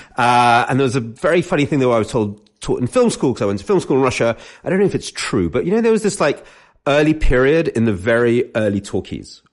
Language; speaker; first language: English; native; English